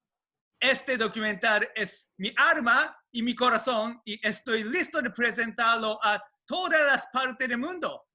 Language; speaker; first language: Spanish; non-native, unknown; Japanese